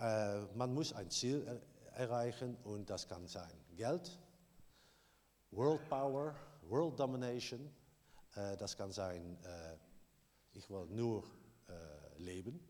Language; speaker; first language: German; non-native, learner; Dutch